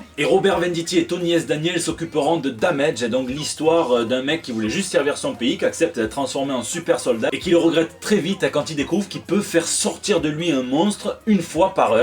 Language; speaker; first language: French; native; French